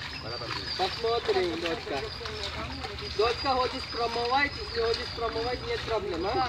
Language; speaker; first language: Russian; non-native, learner; Sinhala